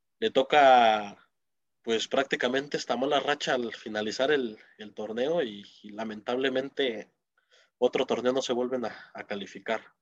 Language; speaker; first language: Spanish; native; Spanish